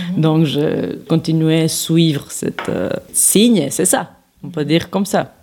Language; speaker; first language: French; non-native, learner; Serbian